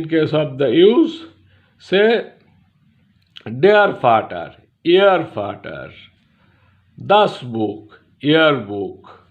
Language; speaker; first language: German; non-native, fluent; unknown